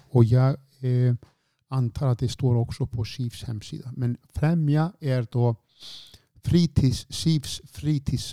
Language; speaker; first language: Swedish; non-native, fluent; Icelandic